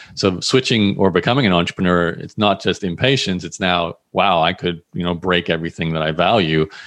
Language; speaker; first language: English; native; English